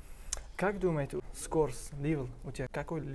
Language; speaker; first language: Russian; non-native, local second language; Uzbek